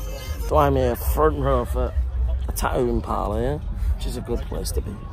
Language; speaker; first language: English; native; English